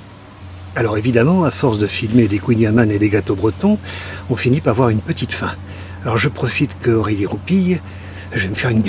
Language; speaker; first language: French; native; French